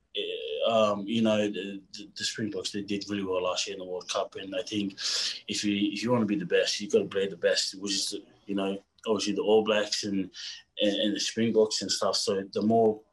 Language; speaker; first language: English; non-native, fluent; Tongan